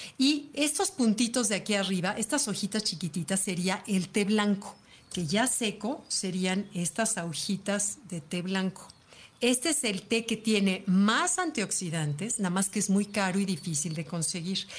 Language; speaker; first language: Spanish; native; Spanish